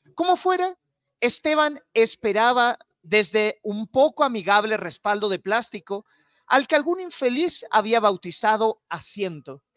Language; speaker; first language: Spanish; native; Spanish